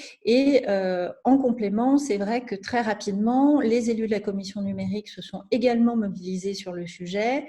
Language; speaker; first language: French; native; French